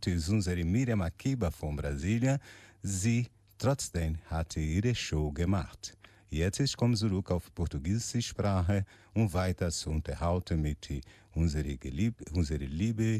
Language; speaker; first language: German; non-native, learner; Portuguese